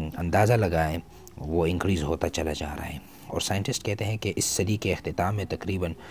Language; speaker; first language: Urdu; non-native, local second language; Pashto